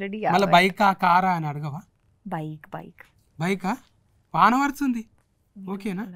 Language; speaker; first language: Telugu; native; Telugu